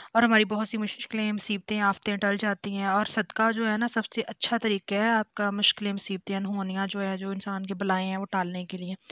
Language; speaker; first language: Urdu; native; Urdu